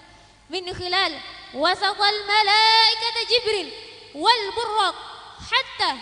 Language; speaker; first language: Arabic; non-native, learner; Indonesian